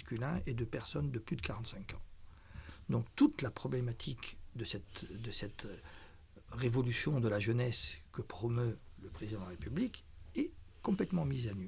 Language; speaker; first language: French; non-native, local second language; Arabic